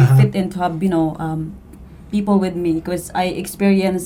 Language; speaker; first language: English; non-native, local second language; Cebuano